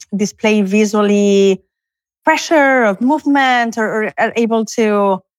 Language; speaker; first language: English; non-native, fluent; Spanish